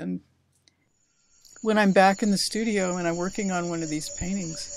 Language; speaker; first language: English; native; English